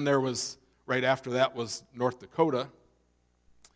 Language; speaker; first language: English; native; English